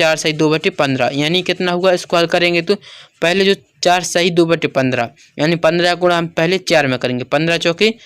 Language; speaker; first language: Hindi; native; Hindi